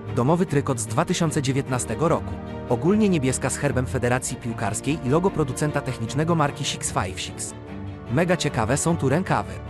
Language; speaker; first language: Polish; native; Polish